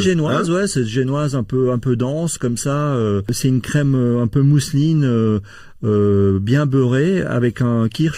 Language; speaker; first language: French; native; French